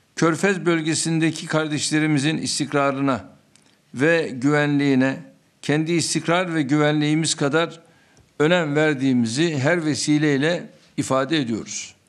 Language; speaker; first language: Turkish; native; Turkish